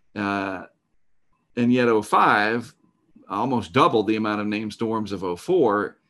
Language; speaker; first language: English; native; English